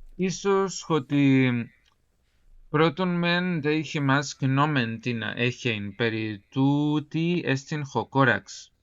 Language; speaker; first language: Greek; non-native, fluent; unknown